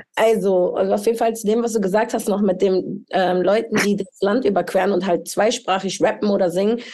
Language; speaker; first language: German; early bilingual, other home language; Spanish